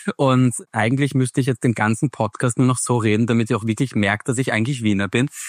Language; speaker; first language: German; native; German